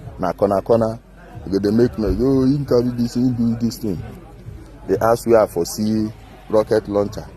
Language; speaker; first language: Nigerian Pidgin; non-native, local second language; Igbo